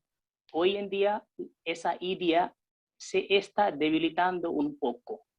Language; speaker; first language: Spanish; non-native, fluent; Hindi